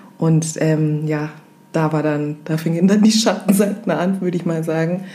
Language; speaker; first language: German; early bilingual, other home language; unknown